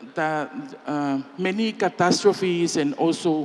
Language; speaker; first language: English; non-native, fluent; Tongan